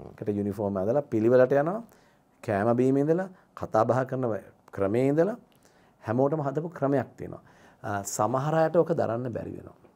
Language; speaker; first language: Sinhala; native; Sinhala